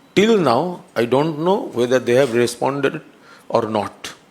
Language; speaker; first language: English; non-native, local second language; Bangla